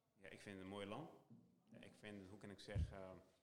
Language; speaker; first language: Dutch; non-native, learner; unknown